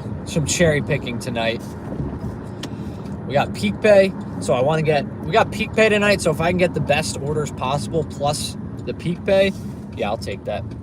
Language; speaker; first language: English; native; English